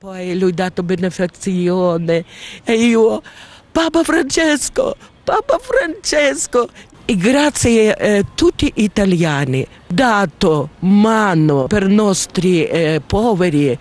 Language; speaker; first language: Italian; non-native, learner; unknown